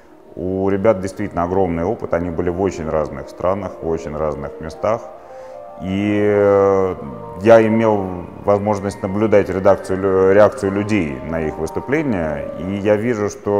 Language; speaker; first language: Russian; native; Russian